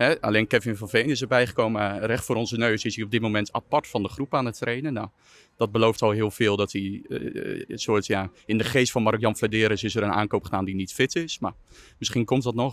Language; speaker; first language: Dutch; native; Dutch